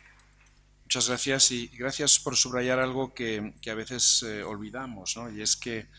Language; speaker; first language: Spanish; native; Spanish